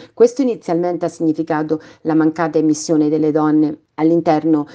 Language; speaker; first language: Italian; native; Italian